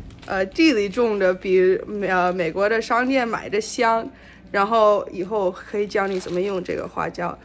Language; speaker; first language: Chinese; early bilingual, heritage; Chinese